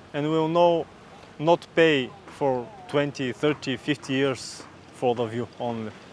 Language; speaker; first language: English; non-native, fluent; Bulgarian